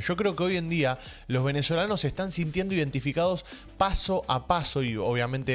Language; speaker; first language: Spanish; native; Spanish